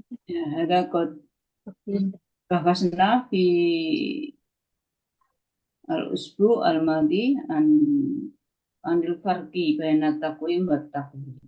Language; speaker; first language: Arabic; non-native, local second language; Indonesian